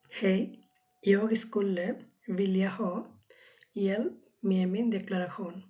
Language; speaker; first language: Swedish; non-native, learner; Bangla